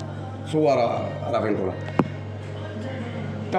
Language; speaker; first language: Finnish; non-native, learner; Turkish